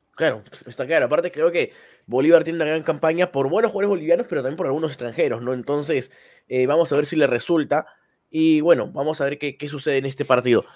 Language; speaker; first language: Spanish; native; Spanish